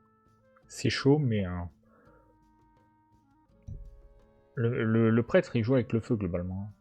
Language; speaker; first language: French; native; French